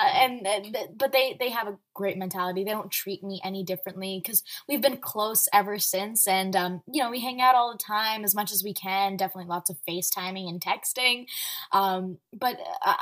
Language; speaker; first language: English; early bilingual, other home language; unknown